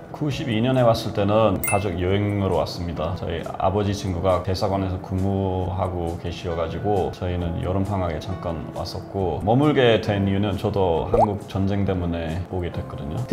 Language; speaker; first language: Korean; non-native, fluent; English